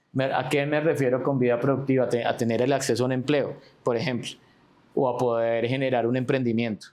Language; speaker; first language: Spanish; native; Spanish